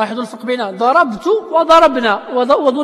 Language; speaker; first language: Arabic; native; Arabic